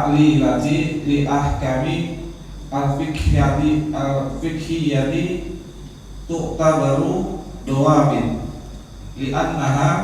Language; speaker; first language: Arabic; non-native, learner; Indonesian